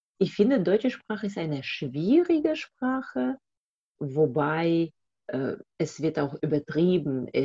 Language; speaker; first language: German; non-native, fluent; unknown